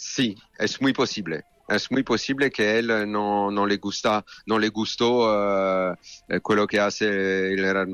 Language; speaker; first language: Spanish; non-native, learner; French